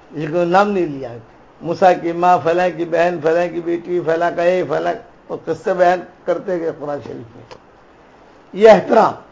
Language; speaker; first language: Urdu; non-native, local second language; Gujarati